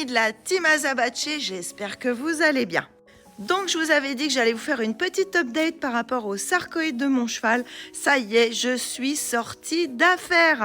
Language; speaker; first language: French; native; French